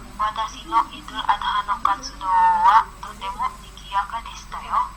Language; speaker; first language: Japanese; non-native, learner; Indonesian